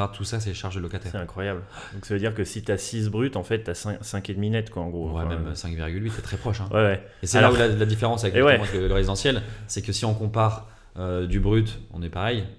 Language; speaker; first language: French; native; French